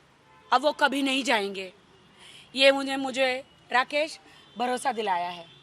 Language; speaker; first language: Hindi; native; Hindi